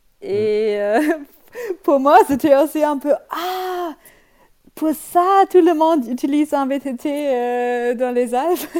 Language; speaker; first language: French; non-native, learner; German